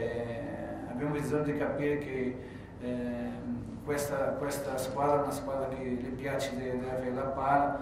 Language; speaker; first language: Italian; non-native, fluent; Portuguese